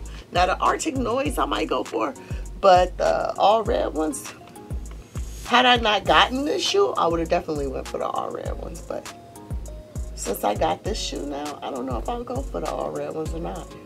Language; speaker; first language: English; native; English